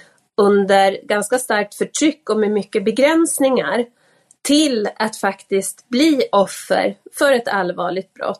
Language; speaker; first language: Swedish; native; Swedish